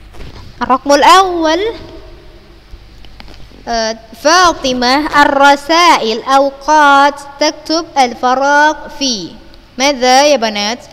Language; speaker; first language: Arabic; non-native, fluent; Indonesian